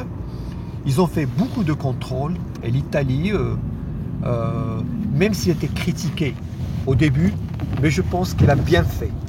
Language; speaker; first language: French; non-native, fluent; Arabic